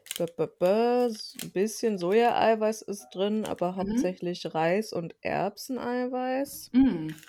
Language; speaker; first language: German; early bilingual, other home language; Turkish